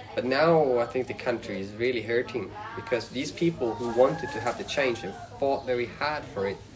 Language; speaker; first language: English; non-native, fluent; Swedish